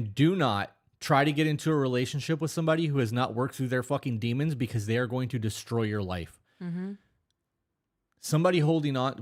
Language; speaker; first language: English; native; English